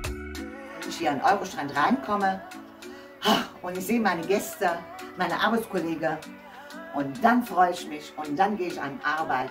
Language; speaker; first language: German; non-native, fluent; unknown